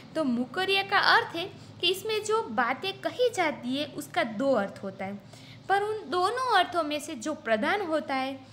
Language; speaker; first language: Hindi; non-native, local second language; Gujarati